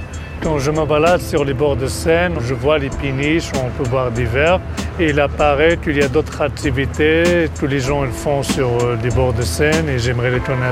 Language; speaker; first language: French; non-native, local second language; Arabic